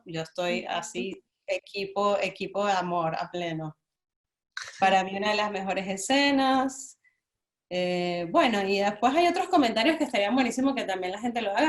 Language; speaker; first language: Spanish; native; Spanish